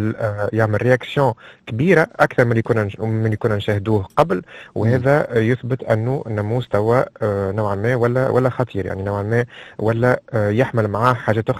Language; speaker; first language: Arabic; native; Arabic